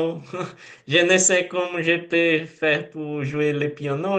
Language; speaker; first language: French; non-native, learner; Portuguese